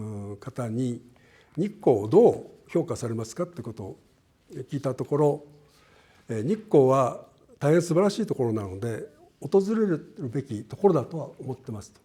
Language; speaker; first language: Japanese; native; Japanese